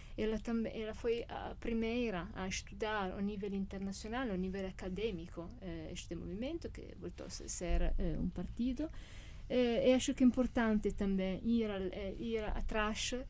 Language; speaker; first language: Portuguese; non-native, fluent; Italian